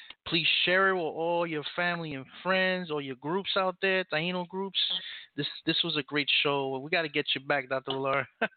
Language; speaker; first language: English; native; English